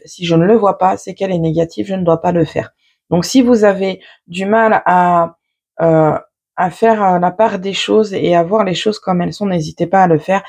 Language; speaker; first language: French; native; French